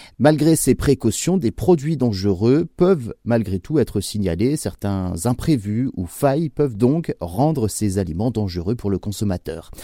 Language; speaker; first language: French; native; French